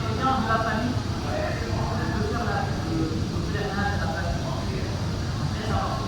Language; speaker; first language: French; non-native, learner; Arabic